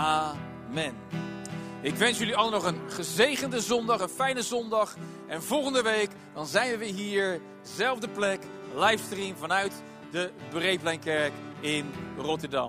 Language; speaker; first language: Dutch; native; Dutch